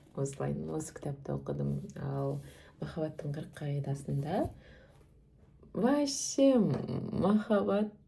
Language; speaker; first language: Kazakh; non-native, local second language; Russian